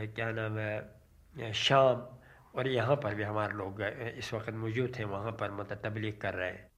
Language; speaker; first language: Urdu; non-native, local second language; Shina